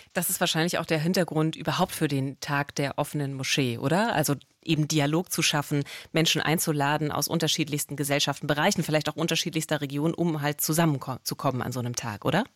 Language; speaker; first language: German; native; German